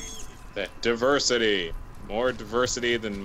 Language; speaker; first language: English; native; English